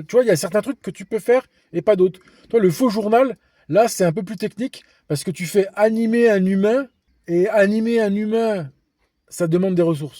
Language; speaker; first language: French; native; French